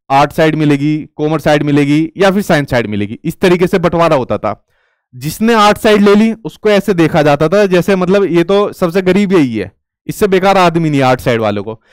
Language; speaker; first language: Hindi; native; Hindi